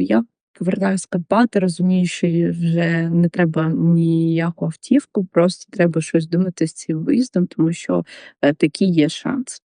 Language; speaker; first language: Ukrainian; native; Ukrainian